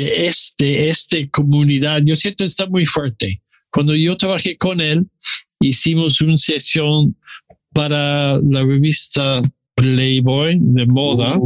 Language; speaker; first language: Spanish; non-native, learner; English